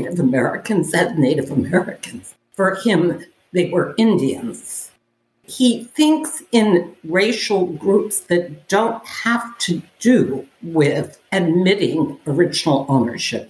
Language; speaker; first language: English; native; English